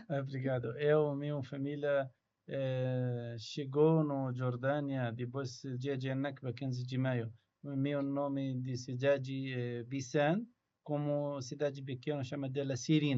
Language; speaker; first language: Portuguese; non-native, learner; Arabic